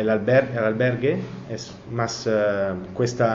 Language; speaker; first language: Spanish; non-native, learner; Italian